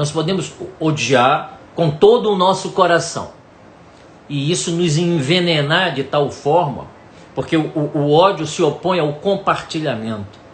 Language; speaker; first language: Portuguese; native; Portuguese